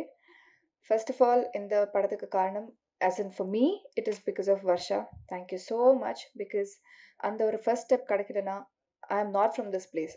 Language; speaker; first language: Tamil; non-native, learner; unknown